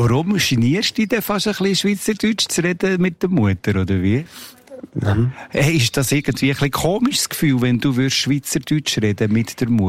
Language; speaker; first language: German; native; German